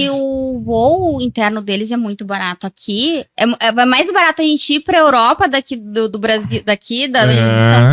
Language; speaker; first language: Portuguese; native; Portuguese